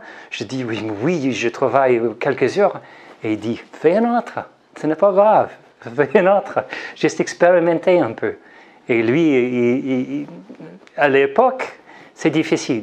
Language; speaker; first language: French; non-native, learner; English